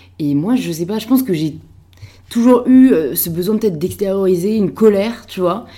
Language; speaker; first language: French; native; French